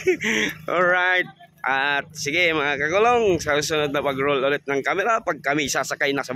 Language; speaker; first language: Filipino; non-native, local second language; Bikol